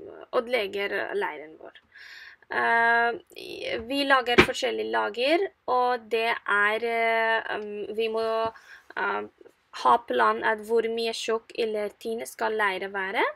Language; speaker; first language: Norwegian; non-native, fluent; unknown